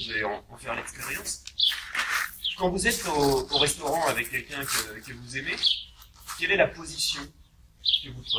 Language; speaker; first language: French; native; French